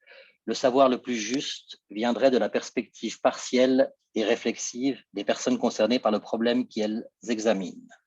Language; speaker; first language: French; native; French